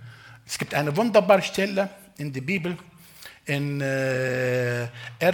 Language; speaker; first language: German; non-native, fluent; Arabic